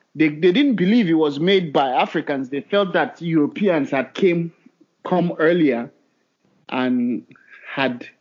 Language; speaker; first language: English; non-native, local second language; Hausa